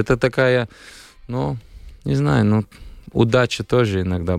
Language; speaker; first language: Russian; non-native, local second language; Latvian